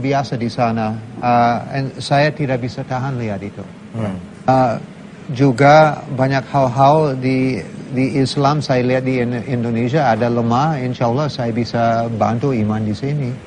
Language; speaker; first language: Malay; non-native, fluent; English